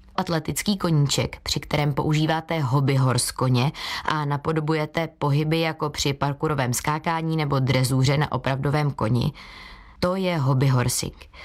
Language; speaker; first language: Czech; native; Czech